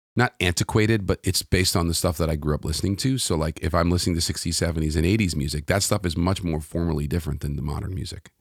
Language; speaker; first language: English; native; English